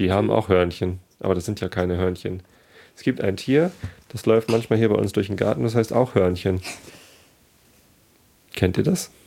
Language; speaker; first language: German; native; German